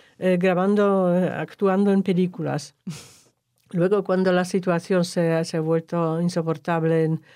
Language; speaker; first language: Spanish; non-native, fluent; Polish